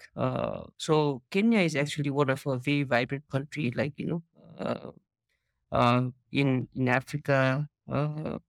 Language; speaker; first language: English; non-native, local second language; Nepali